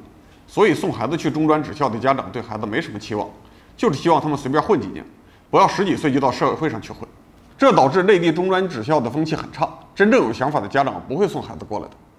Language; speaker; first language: Chinese; native; Chinese